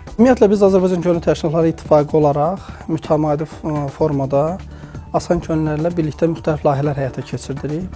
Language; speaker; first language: Azerbaijani; native; Azerbaijani